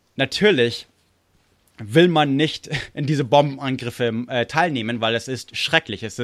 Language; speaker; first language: German; non-native, fluent; English